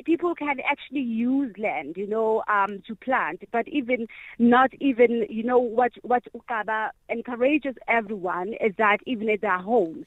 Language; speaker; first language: English; non-native, local second language; Zulu